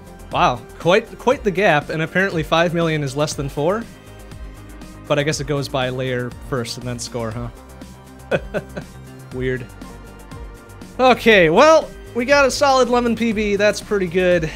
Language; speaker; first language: English; native; English